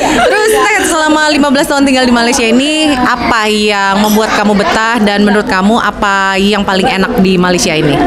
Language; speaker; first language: Indonesian; native; Indonesian